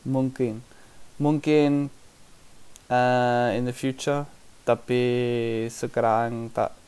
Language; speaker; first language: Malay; non-native, learner; English